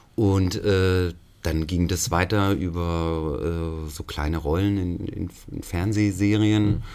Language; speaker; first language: German; native; German